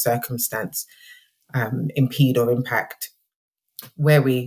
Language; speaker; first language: English; native; English